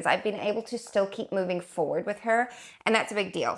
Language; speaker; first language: English; native; English